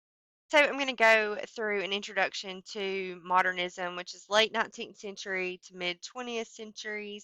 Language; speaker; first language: English; native; English